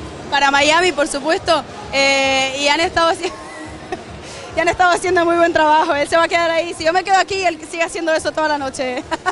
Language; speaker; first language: Spanish; native; Spanish